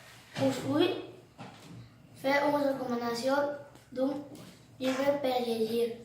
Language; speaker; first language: Catalan; non-native, learner; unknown